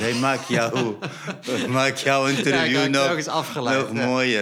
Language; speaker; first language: Dutch; non-native, fluent; Arabic